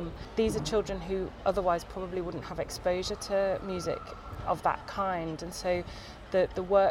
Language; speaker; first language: English; native; English